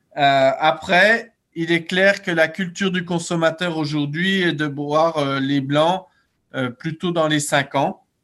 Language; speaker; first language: French; native; French